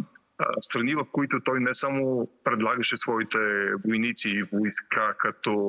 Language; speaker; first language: Bulgarian; native; Bulgarian